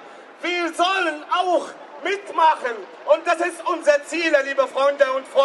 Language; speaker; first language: German; non-native, learner; Arabic